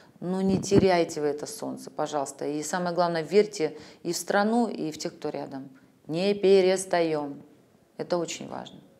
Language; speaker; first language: Russian; native; Russian